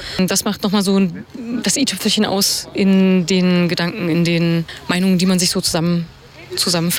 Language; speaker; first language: German; native; German